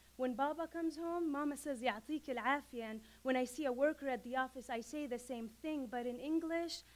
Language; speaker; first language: English; non-native, fluent; Arabic